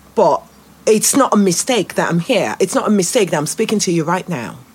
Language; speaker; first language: English; non-native, local second language; Yoruba